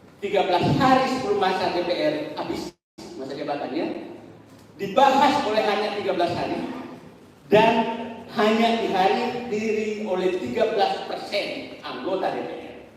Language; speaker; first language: Indonesian; non-native, local second language; Buginese